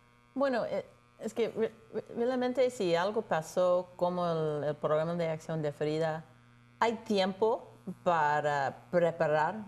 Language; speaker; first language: Spanish; non-native, fluent; English